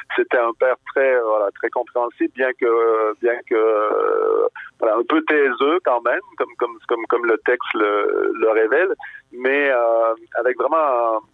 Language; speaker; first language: French; native; French